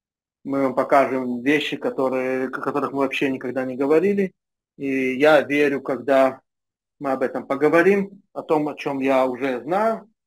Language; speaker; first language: Russian; non-native, fluent; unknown